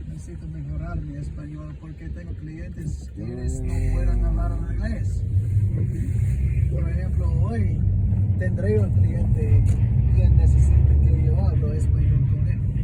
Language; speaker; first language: Spanish; non-native, learner; English